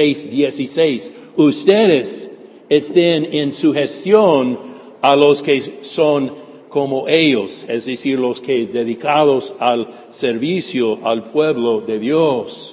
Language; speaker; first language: Spanish; non-native, fluent; English